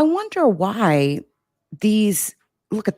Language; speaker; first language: English; native; English